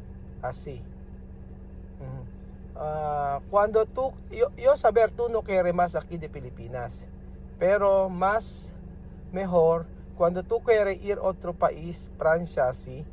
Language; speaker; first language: Spanish; non-native, learner; Filipino